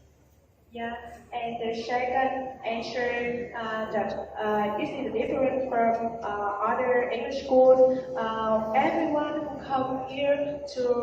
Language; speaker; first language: English; non-native, learner; Vietnamese